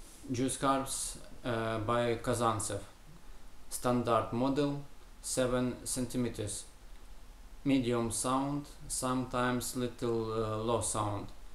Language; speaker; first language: English; non-native, learner; Ukrainian